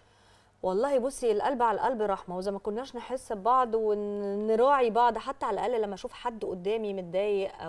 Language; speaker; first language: Arabic; native; Arabic